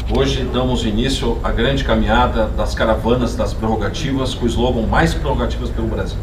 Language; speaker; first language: Portuguese; native; Portuguese